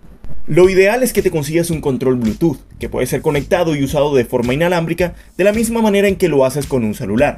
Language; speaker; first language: Spanish; native; Spanish